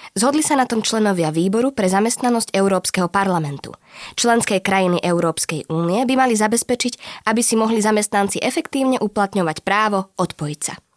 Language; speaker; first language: Slovak; native; Slovak